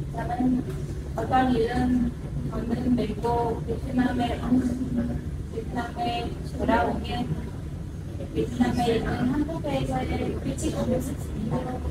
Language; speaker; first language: Korean; non-native, learner; Vietnamese